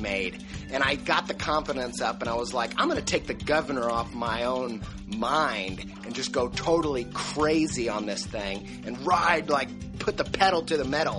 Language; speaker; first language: English; native; English